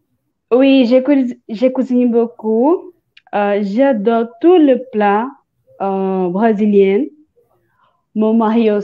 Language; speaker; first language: French; non-native, learner; Portuguese